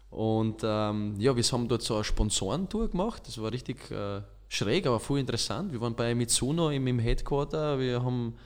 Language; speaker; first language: German; native; German